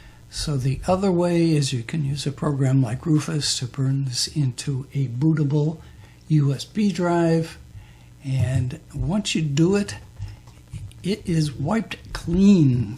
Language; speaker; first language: English; native; English